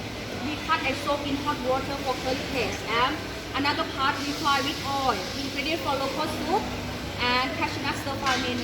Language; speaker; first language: English; non-native, learner; Thai